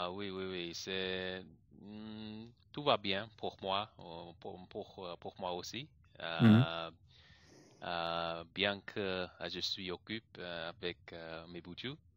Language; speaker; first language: French; non-native, learner; English